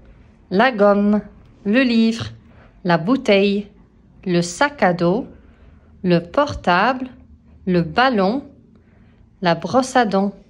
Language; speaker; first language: French; non-native, fluent; English